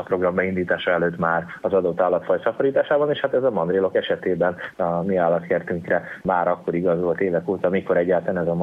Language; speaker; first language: Hungarian; native; Hungarian